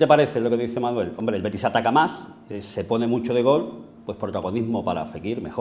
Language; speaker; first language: Spanish; native; Spanish